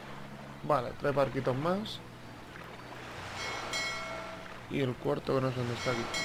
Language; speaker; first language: Spanish; native; Spanish